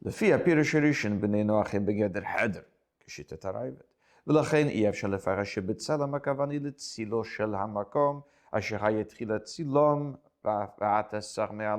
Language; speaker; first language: Hebrew; non-native, fluent; French